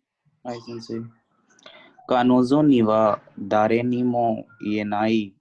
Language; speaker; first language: Japanese; non-native, learner; Hindi